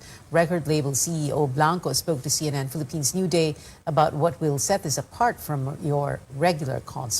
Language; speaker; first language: English; non-native, local second language; Filipino